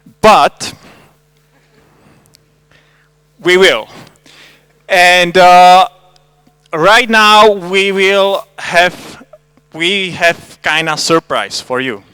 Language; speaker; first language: English; non-native, fluent; Czech